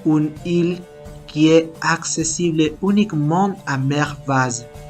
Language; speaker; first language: French; non-native, learner; Spanish